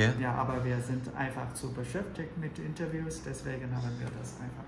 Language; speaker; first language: German; non-native, fluent; Chinese